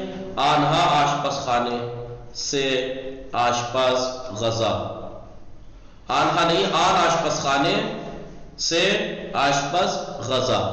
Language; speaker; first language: Persian; non-native, fluent; Urdu